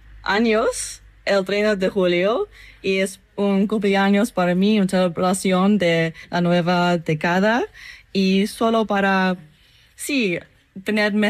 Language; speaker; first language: Spanish; non-native, learner; English